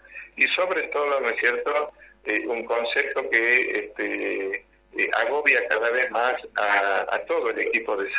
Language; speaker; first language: Spanish; native; Spanish